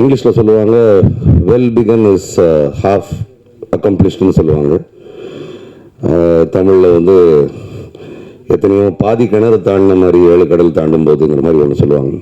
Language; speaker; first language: Tamil; native; Tamil